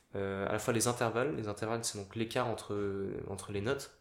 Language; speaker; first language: French; native; French